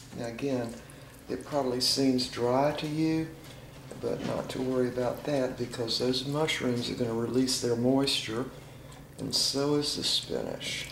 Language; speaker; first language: English; native; English